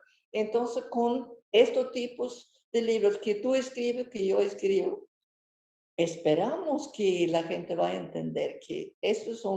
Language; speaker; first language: Spanish; non-native, fluent; Swedish